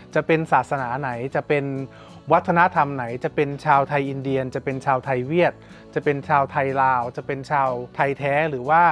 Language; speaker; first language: Thai; native; Thai